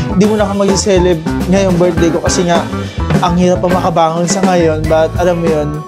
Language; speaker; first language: Filipino; native; Filipino